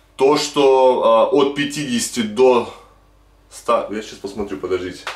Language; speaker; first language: Russian; native; Russian